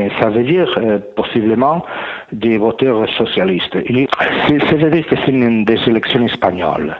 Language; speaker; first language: French; non-native, learner; Catalan